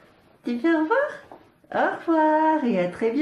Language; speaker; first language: French; native; French